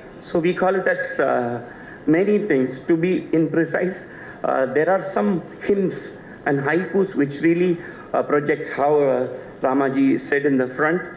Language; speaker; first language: English; non-native, local second language; Tamil